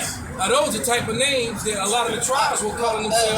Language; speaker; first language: English; native; English